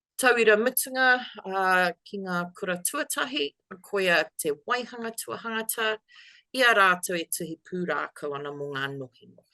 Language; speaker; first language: Māori; non-native, local second language; English